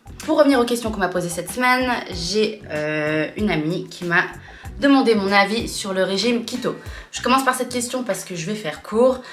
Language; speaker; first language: French; native; French